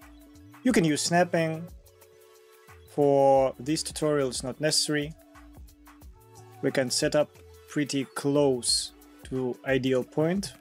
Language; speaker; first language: English; non-native, fluent; Russian